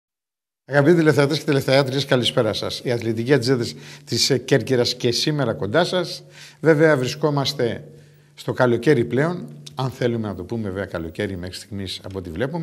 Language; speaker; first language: Greek; native; Greek